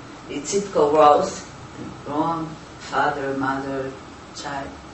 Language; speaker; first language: English; non-native, learner; Portuguese